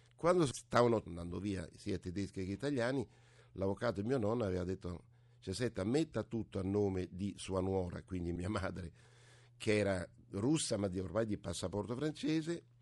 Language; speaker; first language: Italian; early bilingual, other home language; French